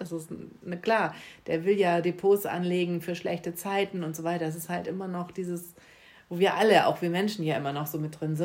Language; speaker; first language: German; native; German